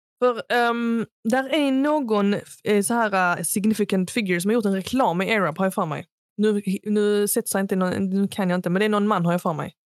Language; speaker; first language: Swedish; native; Swedish